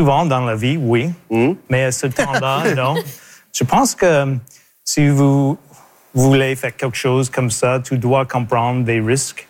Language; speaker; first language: French; native; French